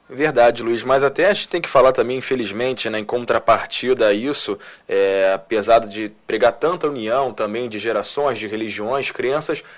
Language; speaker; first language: Portuguese; native; Portuguese